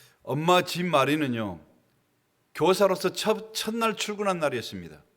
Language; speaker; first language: Korean; native; Korean